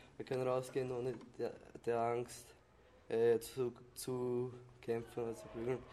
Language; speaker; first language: German; early bilingual, other home language; Chechen